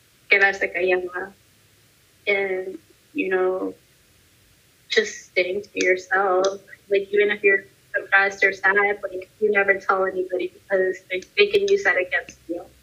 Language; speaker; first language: English; early bilingual, other home language; Spanish